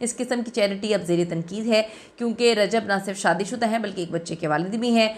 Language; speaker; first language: Urdu; native; Urdu